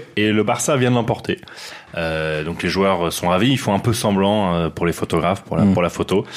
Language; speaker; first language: French; native; French